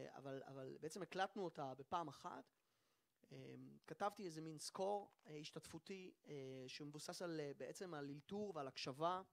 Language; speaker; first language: Hebrew; native; Hebrew